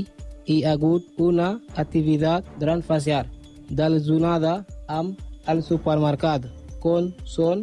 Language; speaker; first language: Catalan; non-native, learner; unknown